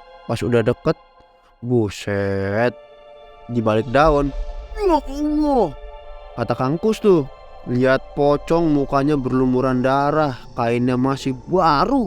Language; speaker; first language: Indonesian; native; Indonesian